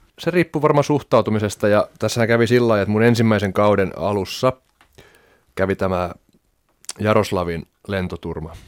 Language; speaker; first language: Finnish; native; Finnish